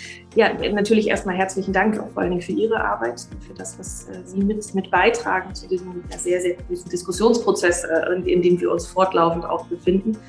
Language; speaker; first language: German; native; German